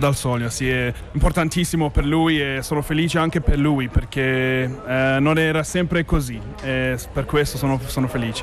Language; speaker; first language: Italian; non-native, fluent; English